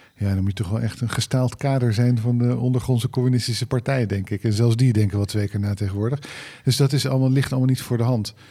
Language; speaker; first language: Dutch; native; Dutch